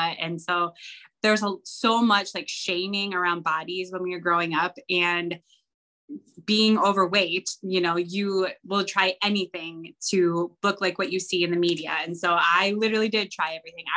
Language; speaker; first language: English; native; English